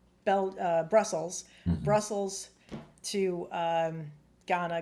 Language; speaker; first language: English; native; English